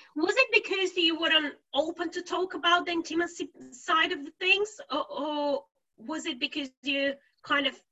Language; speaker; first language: English; non-native, fluent; Bulgarian